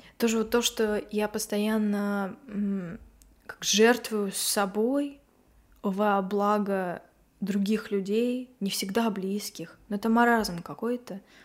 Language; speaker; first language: Russian; native; Russian